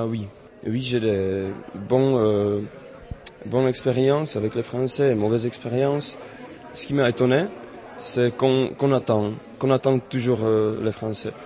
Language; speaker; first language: French; non-native, fluent; Czech